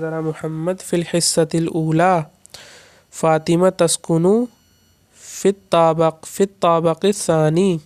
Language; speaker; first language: Arabic; non-native, fluent; Urdu